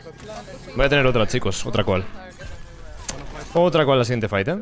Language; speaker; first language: Spanish; native; Spanish